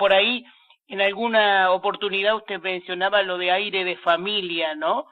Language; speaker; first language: Spanish; native; Spanish